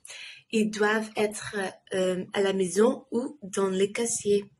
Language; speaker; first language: French; non-native, learner; Dutch